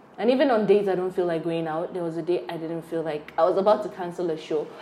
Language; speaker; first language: English; non-native, local second language; Hausa